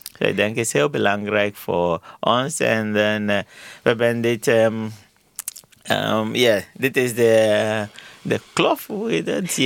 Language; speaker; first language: Dutch; non-native, learner; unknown